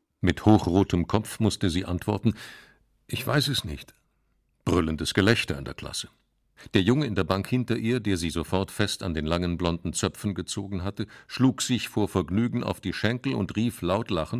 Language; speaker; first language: German; native; German